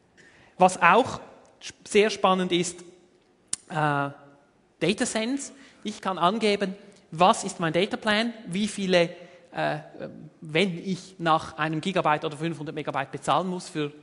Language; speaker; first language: German; native; German